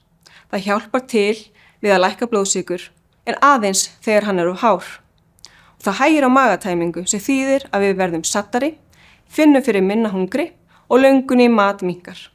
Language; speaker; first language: Icelandic; native; Icelandic